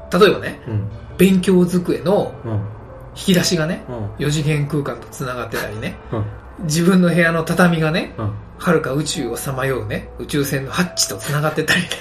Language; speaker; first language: Japanese; native; Japanese